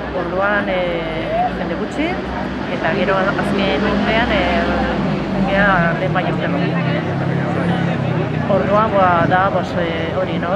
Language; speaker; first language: Basque; non-native, local second language; Spanish